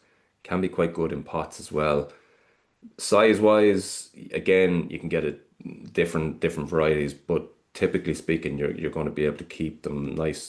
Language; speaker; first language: English; native; English